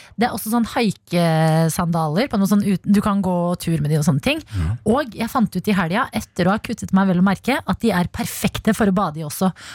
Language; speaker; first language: Norwegian; early bilingual, other home language; Albanian